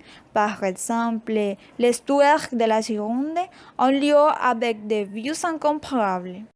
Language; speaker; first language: French; non-native, learner; Spanish